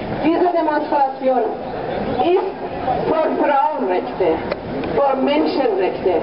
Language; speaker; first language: German; non-native, fluent; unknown